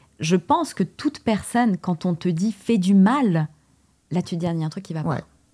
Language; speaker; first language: French; early bilingual, other home language; Portuguese